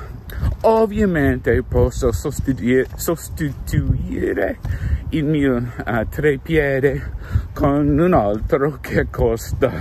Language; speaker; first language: Italian; non-native, learner; English